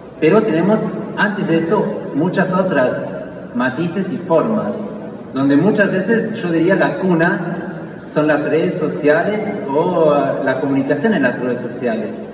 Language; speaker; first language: Spanish; non-native, fluent; German